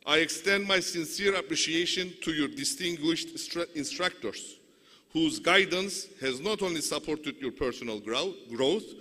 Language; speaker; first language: English; non-native, fluent; Turkish